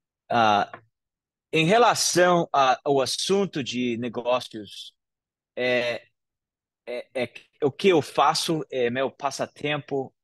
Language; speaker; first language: Portuguese; non-native, fluent; English